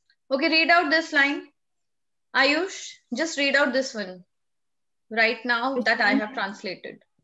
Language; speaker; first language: English; non-native, local second language; Hindi